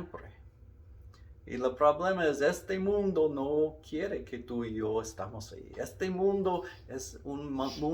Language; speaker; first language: Spanish; non-native, learner; English